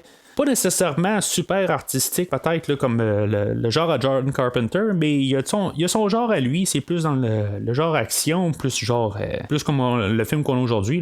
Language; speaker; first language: French; native; French